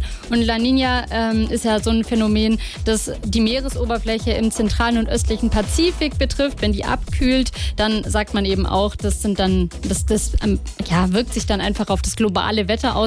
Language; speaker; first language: German; native; German